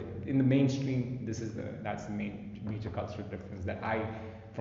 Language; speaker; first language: English; non-native, local second language; Telugu